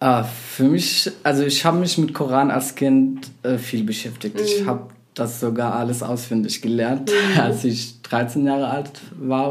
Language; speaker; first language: German; non-native, fluent; Arabic